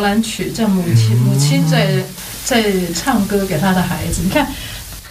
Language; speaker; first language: German; non-native, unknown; Chinese